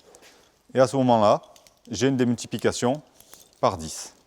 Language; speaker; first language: French; native; French